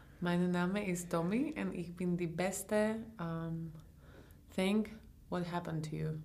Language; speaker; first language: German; non-native, learner; English